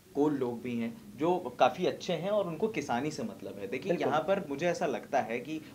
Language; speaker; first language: Hindi; native; Hindi